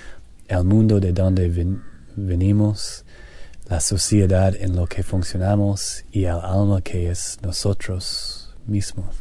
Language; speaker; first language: Spanish; non-native, learner; English